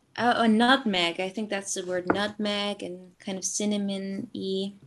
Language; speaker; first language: English; non-native, fluent; Dutch